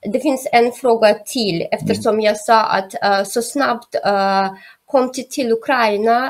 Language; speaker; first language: Swedish; non-native, learner; Ukrainian